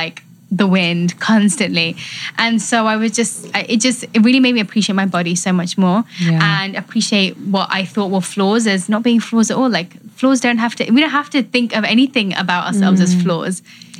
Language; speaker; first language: English; native; English